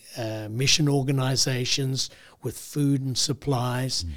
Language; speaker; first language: English; native; English